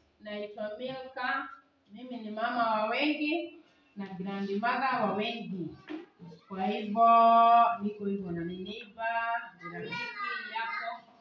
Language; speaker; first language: Swahili; non-native, local second language; Kikuyu